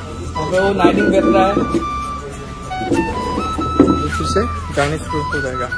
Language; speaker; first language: Hindi; non-native, local second language; Assamese